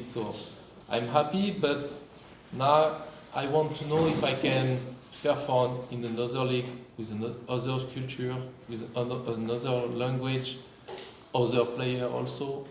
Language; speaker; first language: English; non-native, fluent; French